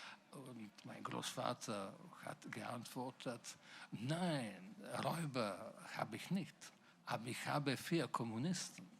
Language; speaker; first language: German; non-native, fluent; Slovenian